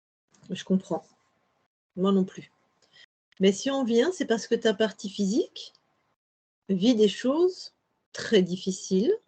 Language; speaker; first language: French; native; French